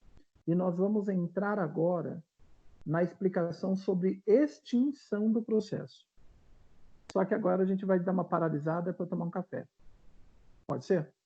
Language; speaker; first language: Portuguese; native; Portuguese